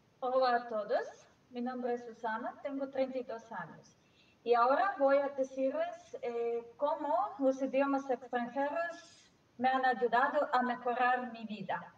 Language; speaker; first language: Spanish; non-native, fluent; Serbian